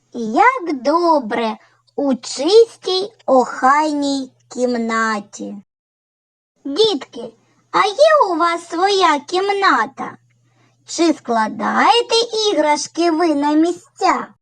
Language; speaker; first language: Ukrainian; native; Ukrainian